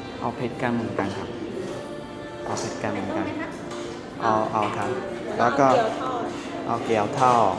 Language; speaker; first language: Thai; non-native, learner; Chinese